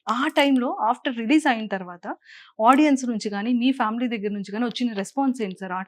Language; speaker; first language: Telugu; native; Telugu